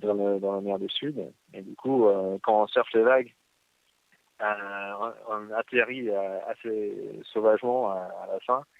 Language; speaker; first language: French; non-native, fluent; English